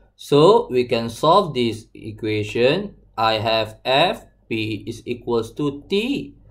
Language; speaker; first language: English; non-native, local second language; Malay